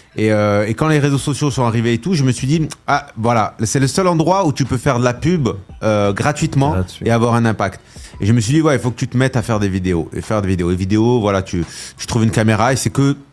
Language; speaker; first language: French; native; French